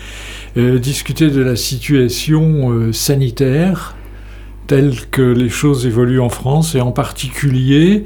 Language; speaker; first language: French; native; French